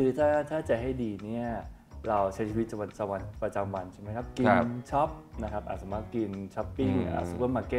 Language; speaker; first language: Thai; native; Thai